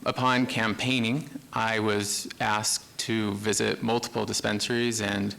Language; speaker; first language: English; native; English